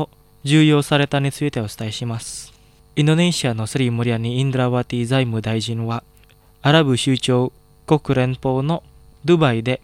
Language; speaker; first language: Japanese; non-native, fluent; Indonesian